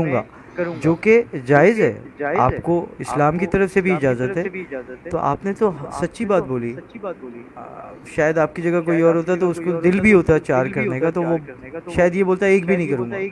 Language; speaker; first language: Hindi; non-native, fluent; Bangla